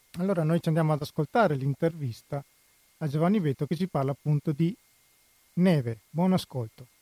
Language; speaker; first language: Italian; native; Italian